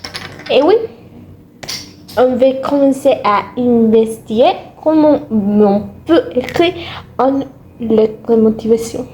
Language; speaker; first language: French; non-native, learner; Spanish